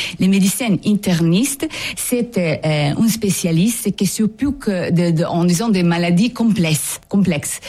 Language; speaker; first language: French; non-native, fluent; Italian